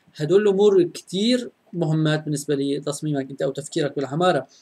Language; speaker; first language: Arabic; native; Arabic